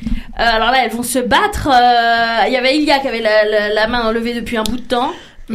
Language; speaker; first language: French; native; French